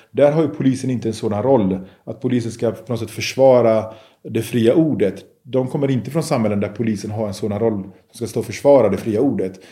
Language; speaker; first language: Swedish; early bilingual, other home language; Persian